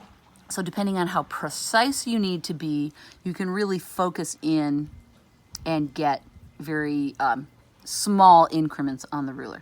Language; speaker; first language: English; native; English